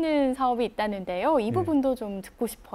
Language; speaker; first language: Korean; native; Korean